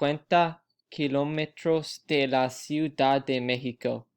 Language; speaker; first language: Spanish; non-native, learner; English